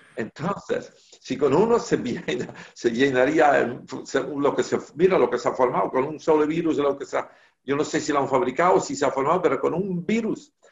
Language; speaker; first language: Spanish; non-native, fluent; Dutch